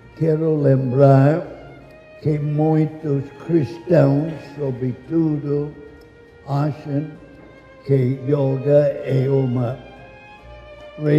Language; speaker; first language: Portuguese; non-native, learner; English